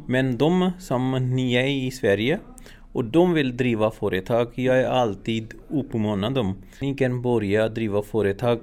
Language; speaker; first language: Swedish; non-native, fluent; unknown